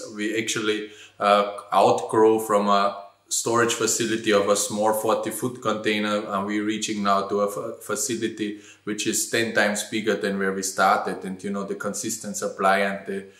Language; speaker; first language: English; non-native, fluent; German